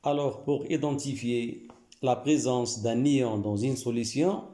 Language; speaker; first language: French; non-native, local second language; Arabic